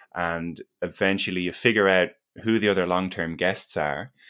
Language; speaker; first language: English; native; English